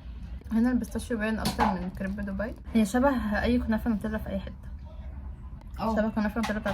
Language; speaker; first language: Arabic; native; Arabic